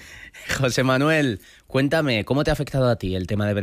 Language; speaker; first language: Spanish; native; Spanish